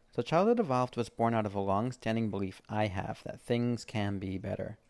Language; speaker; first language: English; native; English